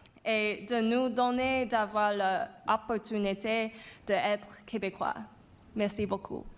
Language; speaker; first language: French; non-native, fluent; Chinese